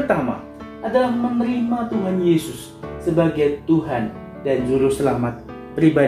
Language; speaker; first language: Indonesian; native; Indonesian